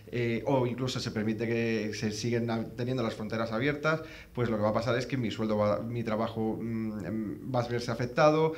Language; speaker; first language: Spanish; native; Spanish